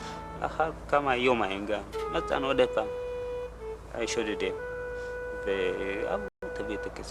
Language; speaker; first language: Hebrew; non-native, learner; Amharic